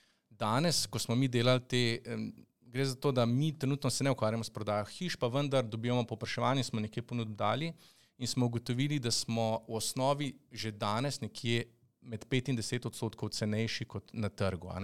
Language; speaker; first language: Slovenian; native; Slovenian